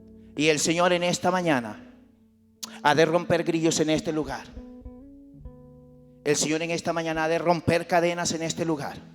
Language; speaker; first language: Spanish; native; Spanish